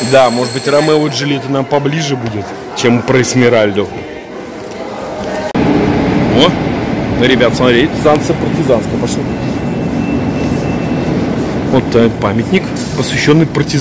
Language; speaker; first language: Russian; native; Russian